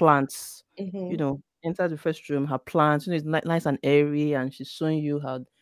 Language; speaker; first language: English; non-native, local second language; Yoruba